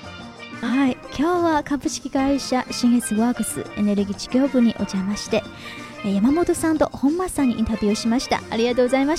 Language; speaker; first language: Japanese; non-native, fluent; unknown